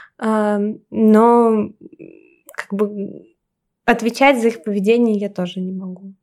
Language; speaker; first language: Russian; native; Russian